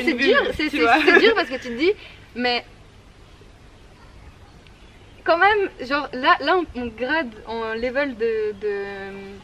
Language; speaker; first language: French; native; French